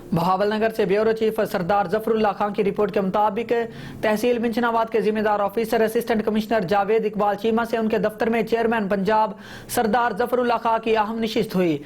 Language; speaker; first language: Urdu; native; Urdu